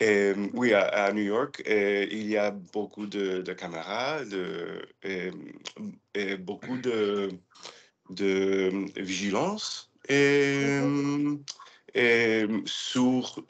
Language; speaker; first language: French; non-native, learner; English